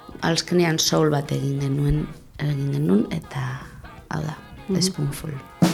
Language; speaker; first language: Basque; non-native, local second language; Spanish